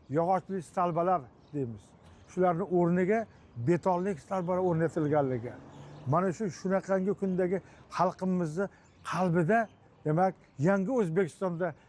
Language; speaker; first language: Uzbek; native; Uzbek